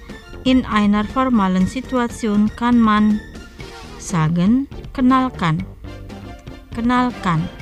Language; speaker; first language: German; non-native, fluent; Indonesian